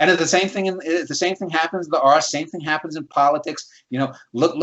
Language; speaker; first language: English; native; English